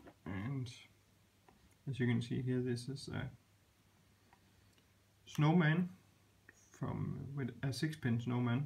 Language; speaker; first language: English; non-native, fluent; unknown